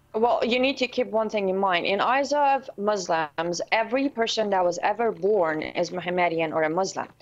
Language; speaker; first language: English; non-native, fluent; Persian